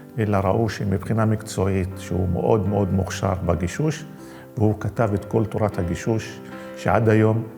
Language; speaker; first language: Hebrew; non-native, local second language; Arabic